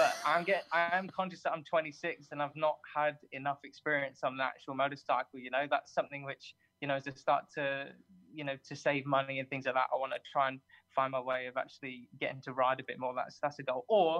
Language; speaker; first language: English; native; English